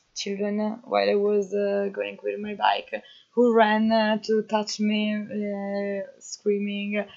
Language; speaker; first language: English; non-native, fluent; Italian